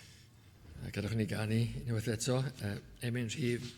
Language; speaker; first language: Welsh; native; Welsh